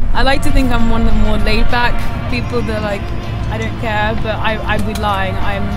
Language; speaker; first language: English; native; English